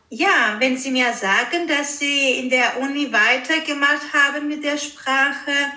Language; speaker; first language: German; early bilingual, other home language; Greek